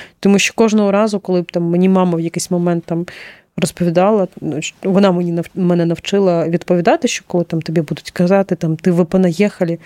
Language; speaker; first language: Ukrainian; non-native, local second language; Russian